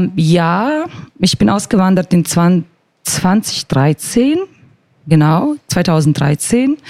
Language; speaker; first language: German; non-native, fluent; Croatian